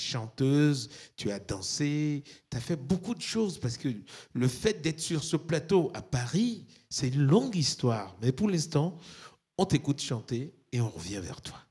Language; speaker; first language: French; native; French